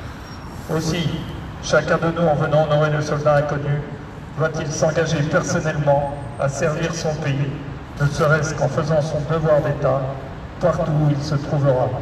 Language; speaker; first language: French; native; French